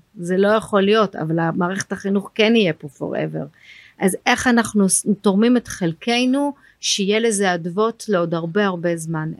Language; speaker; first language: Hebrew; early bilingual, heritage; Hebrew